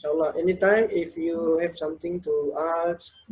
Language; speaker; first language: English; non-native, learner; Indonesian